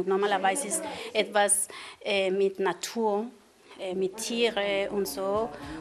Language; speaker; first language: German; non-native, learner; Spanish